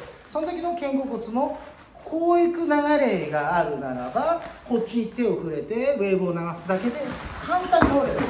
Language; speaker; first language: Japanese; native; Japanese